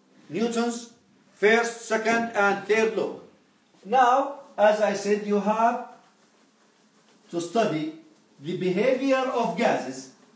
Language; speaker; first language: English; non-native, fluent; Arabic